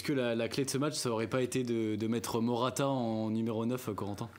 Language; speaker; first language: French; native; French